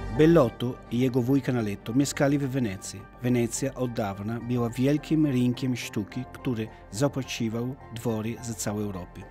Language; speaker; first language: Polish; non-native, fluent; Italian